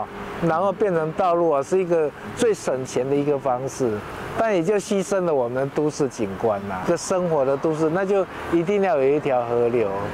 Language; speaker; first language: Chinese; native; Chinese